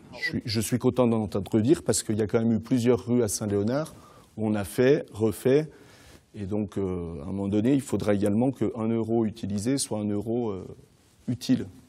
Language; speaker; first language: French; native; French